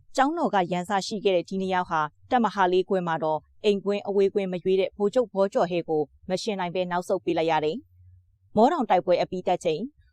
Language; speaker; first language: Burmese; native; Burmese